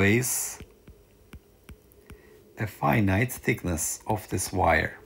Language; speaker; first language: English; non-native, fluent; Turkish